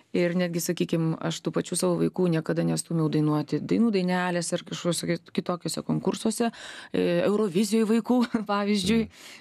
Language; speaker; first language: Lithuanian; native; Lithuanian